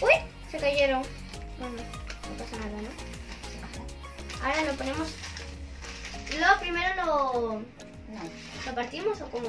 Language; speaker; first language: Spanish; early bilingual, heritage; Spanish